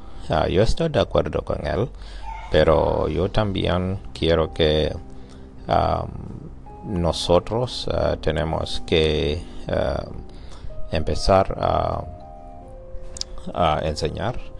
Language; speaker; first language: Spanish; non-native, learner; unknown